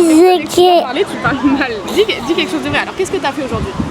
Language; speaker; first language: French; native; French